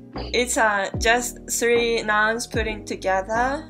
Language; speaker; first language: English; non-native, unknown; Japanese